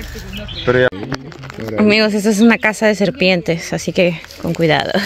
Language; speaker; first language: Spanish; native; Spanish